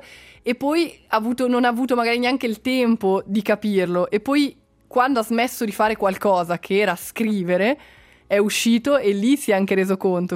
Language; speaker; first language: Italian; native; Italian